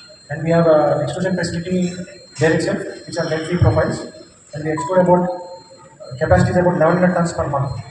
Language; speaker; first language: English; non-native, local second language; Telugu